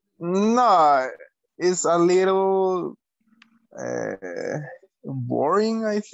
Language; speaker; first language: English; non-native, learner; Spanish